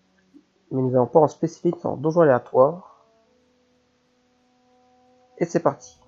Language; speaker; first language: French; native; French